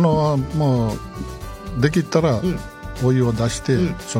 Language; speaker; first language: Japanese; non-native, learner; Fijian